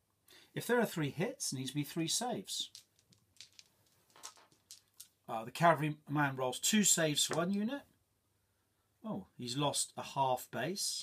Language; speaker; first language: English; native; English